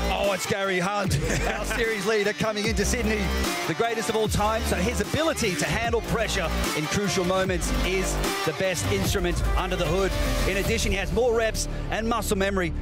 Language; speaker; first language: English; native; English